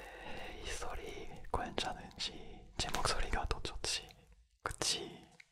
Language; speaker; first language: Korean; non-native, fluent; French